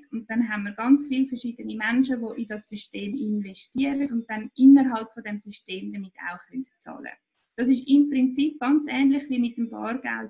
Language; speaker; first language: German; native; German